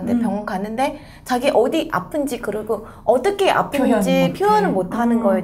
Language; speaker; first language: Korean; non-native, fluent; Vietnamese